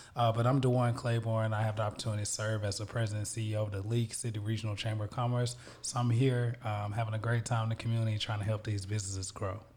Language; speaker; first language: English; native; English